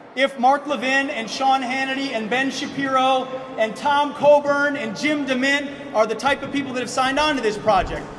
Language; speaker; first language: English; native; English